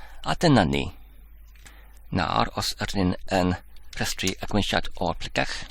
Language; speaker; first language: Welsh; non-native, learner; English